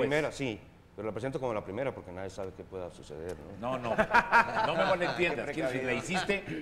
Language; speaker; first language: Spanish; native; Spanish